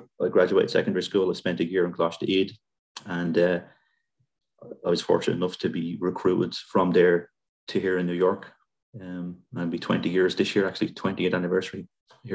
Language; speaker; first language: English; native; English